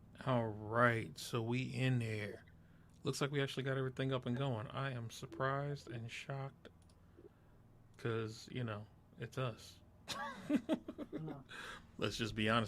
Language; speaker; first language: English; native; English